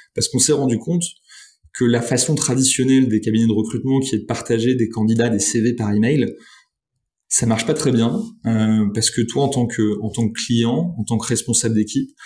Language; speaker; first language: French; native; French